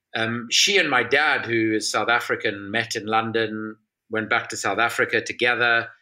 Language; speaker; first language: English; native; English